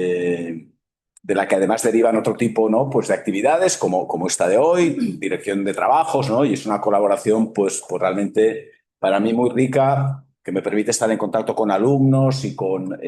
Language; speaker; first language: Spanish; native; Spanish